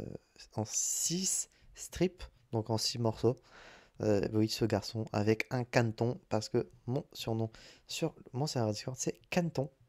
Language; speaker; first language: French; native; French